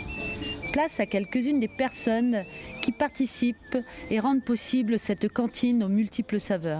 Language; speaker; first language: French; native; French